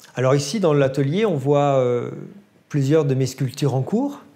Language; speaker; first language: French; native; French